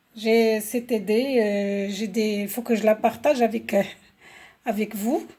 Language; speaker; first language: French; non-native, local second language; Arabic